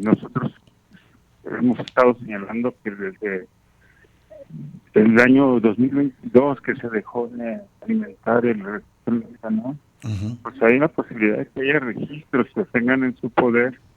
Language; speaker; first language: Spanish; native; Spanish